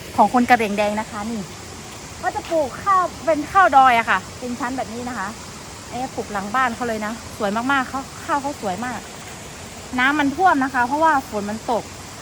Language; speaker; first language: Thai; non-native, local second language; Karen languages